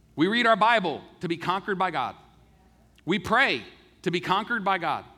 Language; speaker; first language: English; native; English